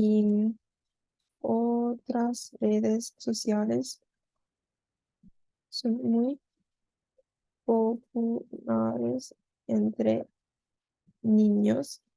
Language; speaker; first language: Spanish; non-native, learner; Korean